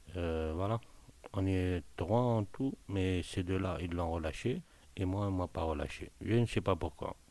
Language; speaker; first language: French; non-native, local second language; Arabic